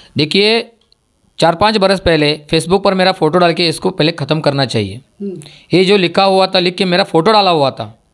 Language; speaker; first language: Hindi; non-native, local second language; Marathi